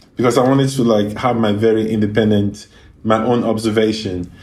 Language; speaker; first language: English; non-native, local second language; Yoruba